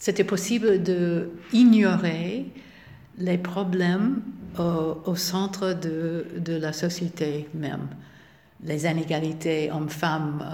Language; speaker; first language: French; non-native, fluent; English